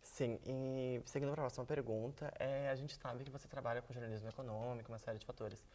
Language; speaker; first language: Portuguese; native; Portuguese